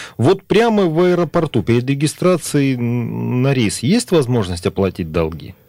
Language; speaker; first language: Russian; native; Russian